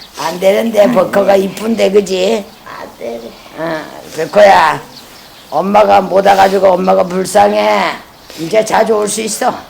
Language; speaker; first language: Korean; native; Korean